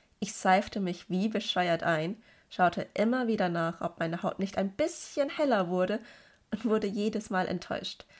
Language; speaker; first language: German; early bilingual, other home language; Cantonese